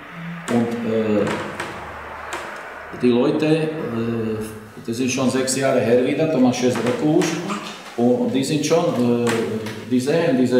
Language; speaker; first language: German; non-native, learner; Slovak